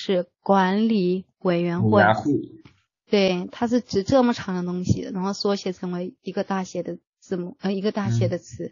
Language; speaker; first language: Chinese; native; Chinese